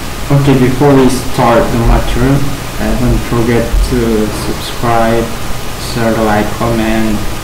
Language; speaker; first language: English; non-native, learner; Indonesian